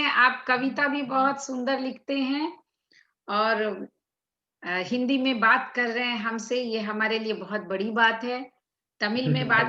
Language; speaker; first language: Hindi; native; Hindi